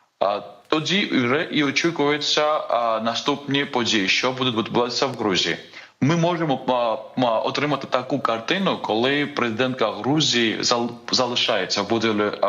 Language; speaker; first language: Ukrainian; non-native, fluent; Georgian